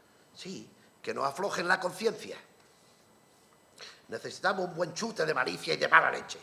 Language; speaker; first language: Spanish; native; Spanish